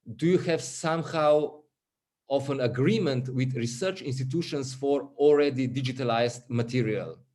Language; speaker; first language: English; non-native, fluent; Slovenian